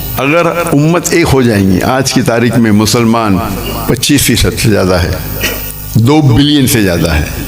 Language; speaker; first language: Urdu; non-native, local second language; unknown